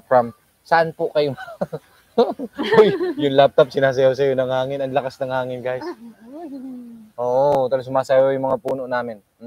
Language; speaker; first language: Filipino; native; Filipino